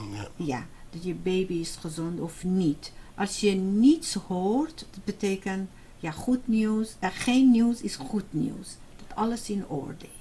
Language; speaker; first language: Dutch; non-native, fluent; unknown